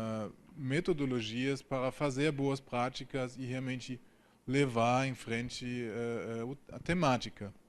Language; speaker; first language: Portuguese; non-native, fluent; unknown